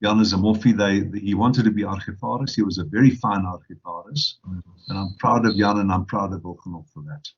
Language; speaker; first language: English; non-native, local second language; Afrikaans